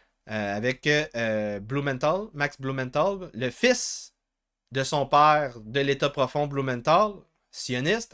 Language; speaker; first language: French; native; French